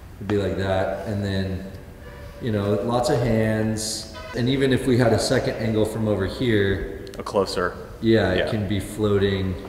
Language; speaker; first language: English; native; English